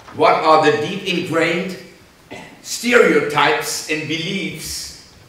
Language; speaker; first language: English; non-native, fluent; German